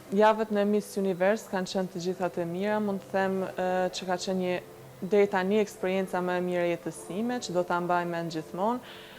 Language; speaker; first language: Albanian; native; Albanian